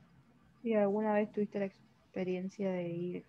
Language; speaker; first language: Spanish; native; Spanish